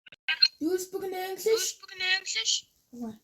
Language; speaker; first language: English; non-native, learner; Mongolian